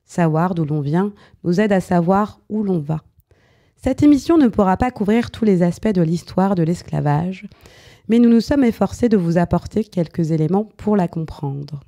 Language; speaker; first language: French; native; French